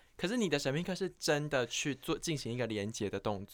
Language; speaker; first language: Chinese; native; Chinese